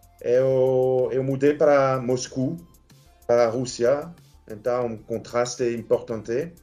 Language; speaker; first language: Portuguese; non-native, fluent; French